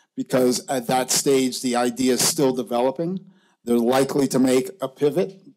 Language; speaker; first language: English; native; English